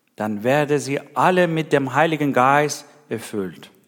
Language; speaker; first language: German; non-native, learner; Persian